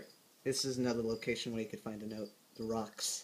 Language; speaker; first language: English; native; English